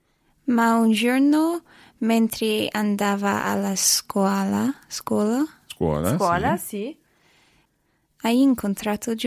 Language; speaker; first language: Italian; non-native, learner; English